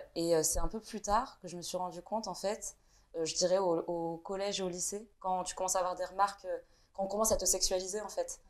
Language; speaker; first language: French; early bilingual, other home language; Vietnamese